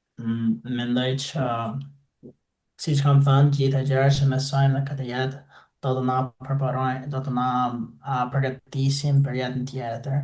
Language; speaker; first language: Albanian; non-native, fluent; English